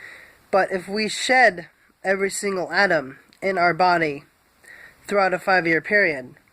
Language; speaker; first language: English; native; English